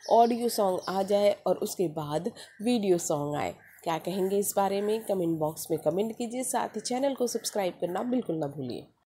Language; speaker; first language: Hindi; native; Hindi